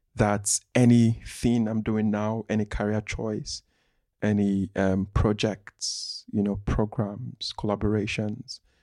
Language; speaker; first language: English; non-native, local second language; Igbo